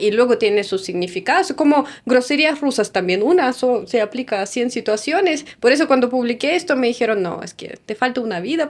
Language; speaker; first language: Spanish; non-native, fluent; Russian